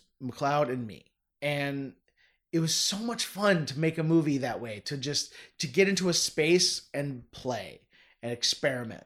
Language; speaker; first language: English; native; English